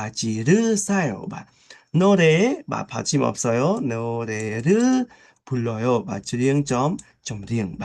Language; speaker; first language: Korean; non-native, fluent; Khmer